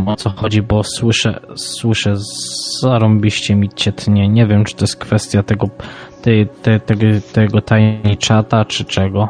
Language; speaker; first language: Polish; native; Polish